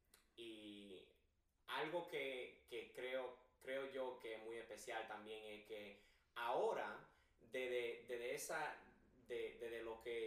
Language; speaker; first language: Spanish; early bilingual, heritage; English